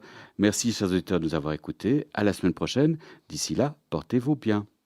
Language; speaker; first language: French; native; French